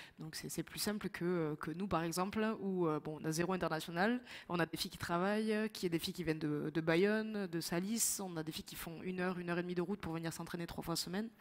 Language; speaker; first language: French; native; French